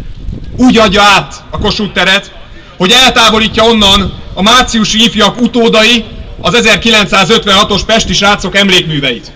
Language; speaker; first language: Hungarian; native; Hungarian